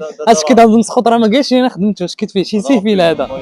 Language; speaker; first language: Arabic; native; Arabic